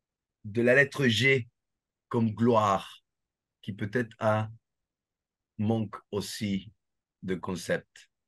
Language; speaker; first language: French; non-native, fluent; Spanish